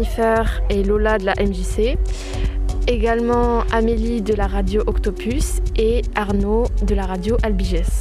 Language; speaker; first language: French; native; French